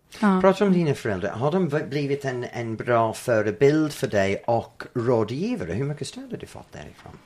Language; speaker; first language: Swedish; non-native, fluent; English